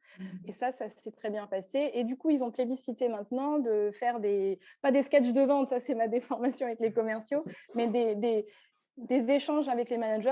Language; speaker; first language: French; native; French